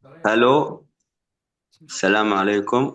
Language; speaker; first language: Arabic; native; Arabic